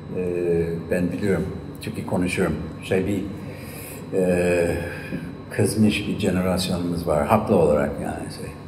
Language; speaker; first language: Turkish; non-native, fluent; English